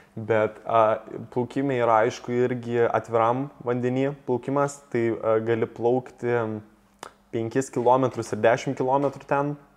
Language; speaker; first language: Lithuanian; native; Lithuanian